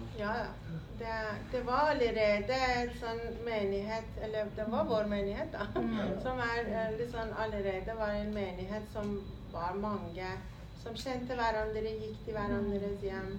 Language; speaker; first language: Norwegian; non-native, fluent; Persian